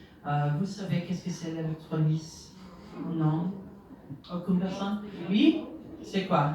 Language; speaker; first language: French; non-native, learner; English